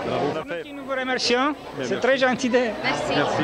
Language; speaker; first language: French; non-native, fluent; Romanian